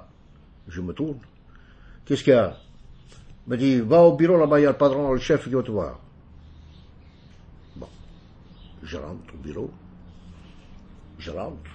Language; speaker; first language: French; non-native, fluent; Italian